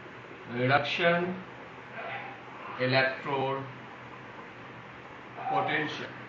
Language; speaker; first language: English; non-native, local second language; Hindi